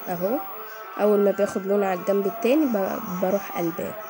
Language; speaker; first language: Arabic; native; Arabic